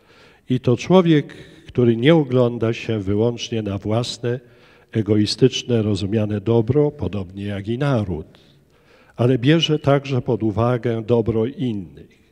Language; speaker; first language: Polish; native; Polish